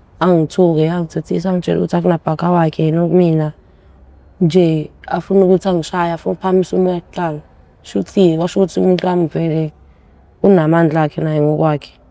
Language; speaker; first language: Zulu; early bilingual, other home language; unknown